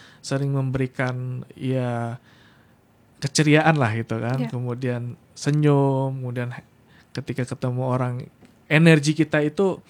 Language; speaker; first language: Indonesian; non-native, local second language; Minangkabau